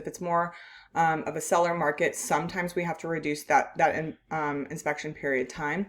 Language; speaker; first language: English; native; English